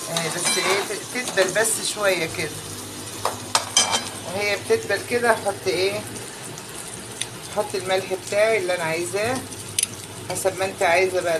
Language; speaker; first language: Arabic; native; Arabic